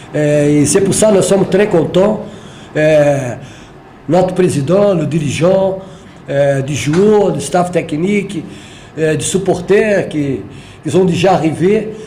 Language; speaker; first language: French; non-native, learner; Portuguese